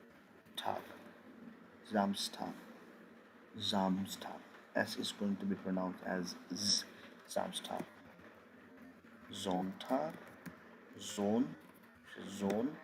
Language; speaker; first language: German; non-native, fluent; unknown